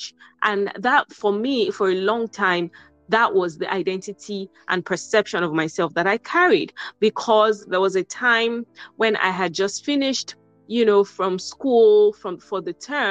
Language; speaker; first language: English; non-native, local second language; Yoruba